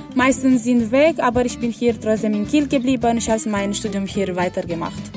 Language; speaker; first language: German; non-native, learner; Romanian